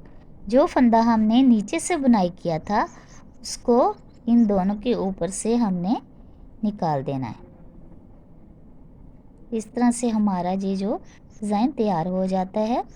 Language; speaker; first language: Hindi; non-native, local second language; Punjabi